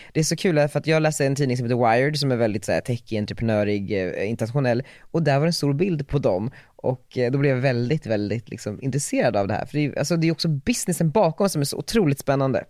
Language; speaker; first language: Swedish; native; Swedish